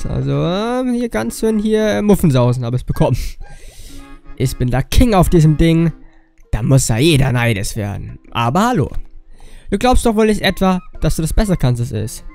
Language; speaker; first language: German; native; German